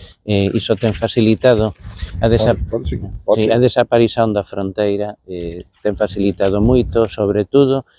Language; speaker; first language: Galician; native; Galician